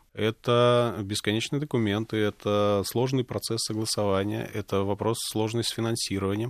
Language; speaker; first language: Russian; native; Russian